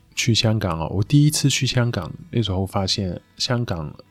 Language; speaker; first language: Chinese; non-native, local second language; Cantonese